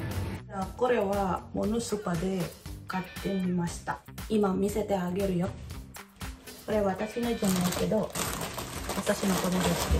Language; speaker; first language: Japanese; non-native, learner; Indonesian